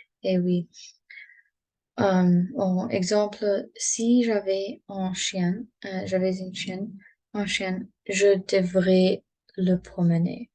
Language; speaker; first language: French; non-native, learner; English